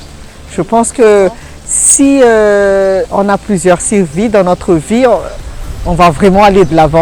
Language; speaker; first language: French; non-native, local second language; Malagasy